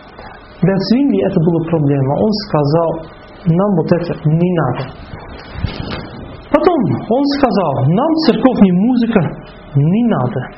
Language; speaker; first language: Russian; non-native, fluent; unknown